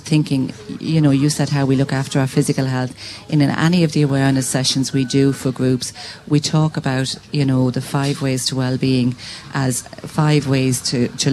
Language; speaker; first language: English; native; English